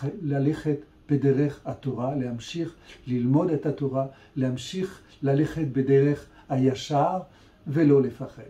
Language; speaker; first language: Hebrew; non-native, fluent; French